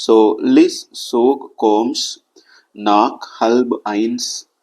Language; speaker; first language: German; non-native, fluent; Telugu